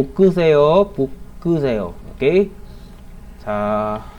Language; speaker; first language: Korean; non-native, learner; Filipino